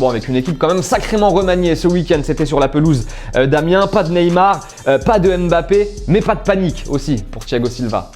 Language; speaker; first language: French; native; French